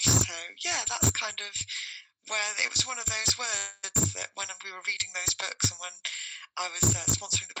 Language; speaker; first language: English; native; English